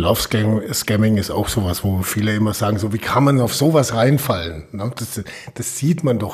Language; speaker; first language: German; native; German